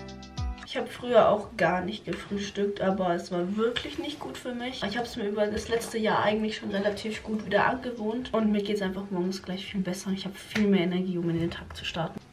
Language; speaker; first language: German; native; German